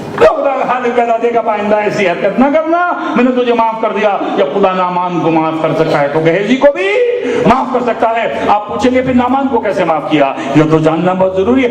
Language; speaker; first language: Urdu; native; Urdu